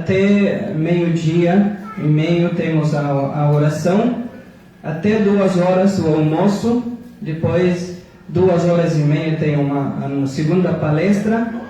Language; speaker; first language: Portuguese; non-native, fluent; Arabic